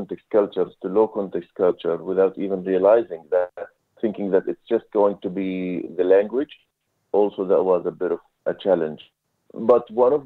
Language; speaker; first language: English; non-native, fluent; Arabic